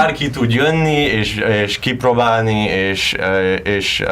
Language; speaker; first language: Hungarian; non-native, learner; English